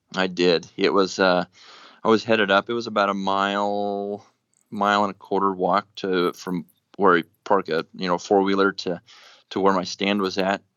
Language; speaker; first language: English; native; English